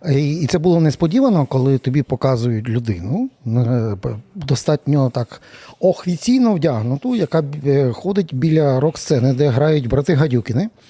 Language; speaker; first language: Ukrainian; native; Ukrainian